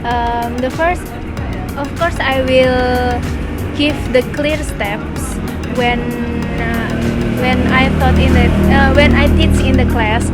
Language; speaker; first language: English; non-native, learner; Indonesian